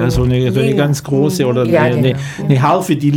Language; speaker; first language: German; native; German